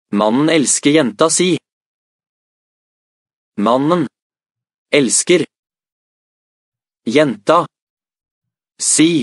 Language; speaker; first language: Norwegian; non-native, learner; Amharic